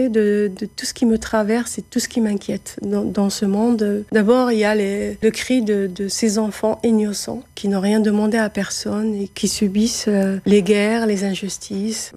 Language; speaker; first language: French; non-native, local second language; Arabic